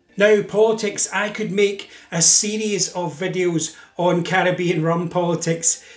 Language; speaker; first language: English; native; English